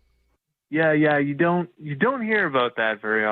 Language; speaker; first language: English; native; English